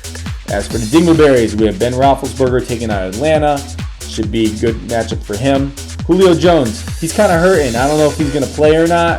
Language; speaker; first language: English; native; English